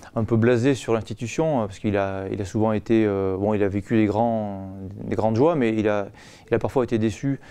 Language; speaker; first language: French; native; French